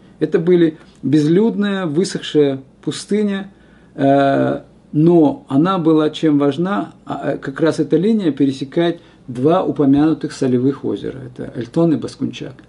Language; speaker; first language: Russian; non-native, local second language; Kazakh